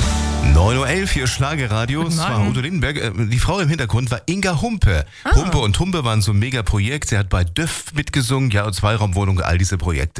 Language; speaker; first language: German; native; German